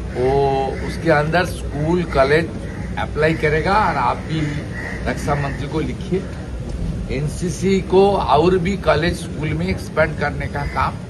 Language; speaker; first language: Hindi; non-native, local second language; Bangla